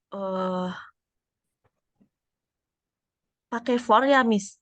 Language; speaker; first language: English; non-native, learner; Indonesian